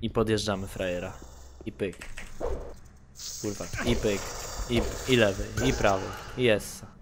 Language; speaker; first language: Polish; native; Polish